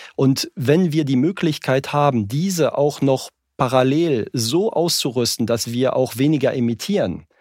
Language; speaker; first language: German; non-native, fluent; French